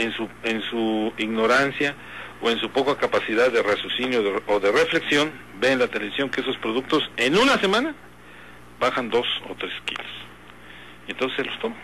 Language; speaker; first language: Spanish; native; Spanish